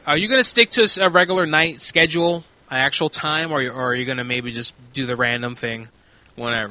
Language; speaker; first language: English; native; English